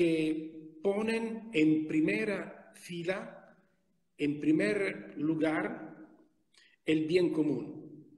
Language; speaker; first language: Spanish; non-native, fluent; Italian